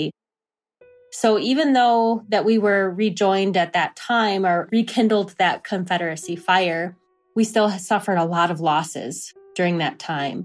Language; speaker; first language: English; native; English